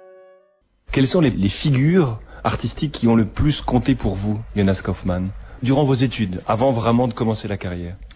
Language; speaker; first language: French; native; French